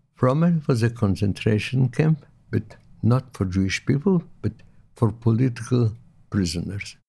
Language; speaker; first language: English; non-native, fluent; Lithuanian